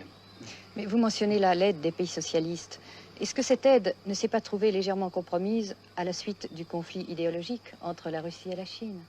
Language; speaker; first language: French; native; French